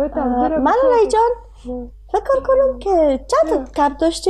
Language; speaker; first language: Persian; native; Persian